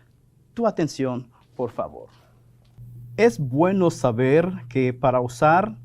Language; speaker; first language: Spanish; non-native, fluent; French